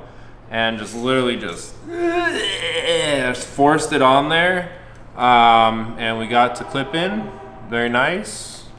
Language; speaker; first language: English; native; English